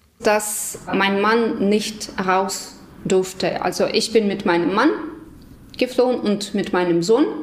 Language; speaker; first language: German; non-native, fluent; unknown